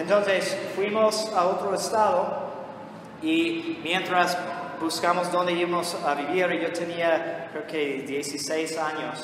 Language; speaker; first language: Spanish; non-native, fluent; English